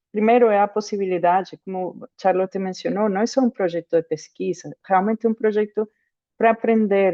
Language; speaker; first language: Portuguese; non-native, fluent; Spanish